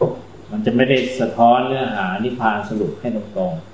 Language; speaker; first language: Thai; native; Thai